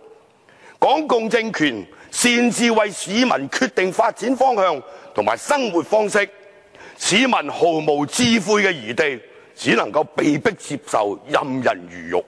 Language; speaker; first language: Chinese; non-native, local second language; Cantonese